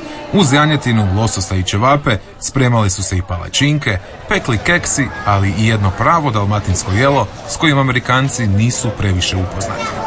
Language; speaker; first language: Serbian; native; Serbian